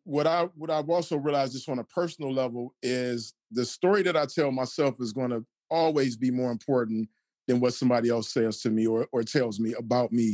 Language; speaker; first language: English; native; English